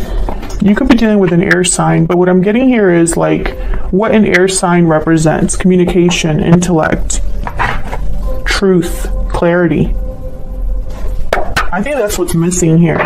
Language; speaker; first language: English; native; English